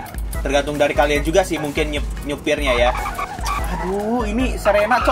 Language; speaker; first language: Indonesian; native; Indonesian